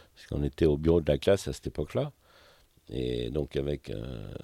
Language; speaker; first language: French; native; French